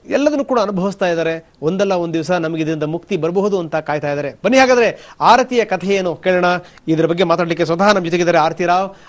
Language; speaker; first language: Kannada; native; Kannada